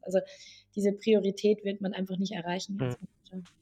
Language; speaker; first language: German; native; German